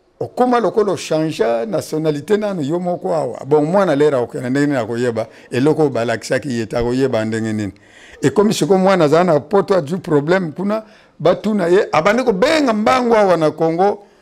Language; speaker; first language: Lingala; non-native, local second language; Kongo